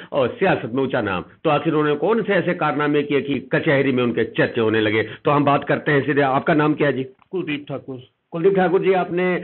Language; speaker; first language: Hindi; non-native, local second language; Punjabi